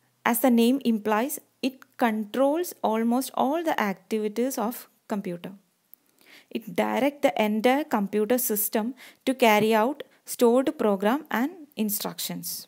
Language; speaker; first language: English; non-native, local second language; Malayalam